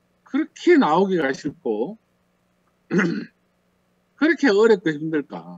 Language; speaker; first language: Korean; native; Korean